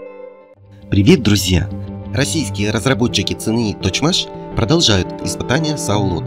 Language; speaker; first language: Russian; native; Russian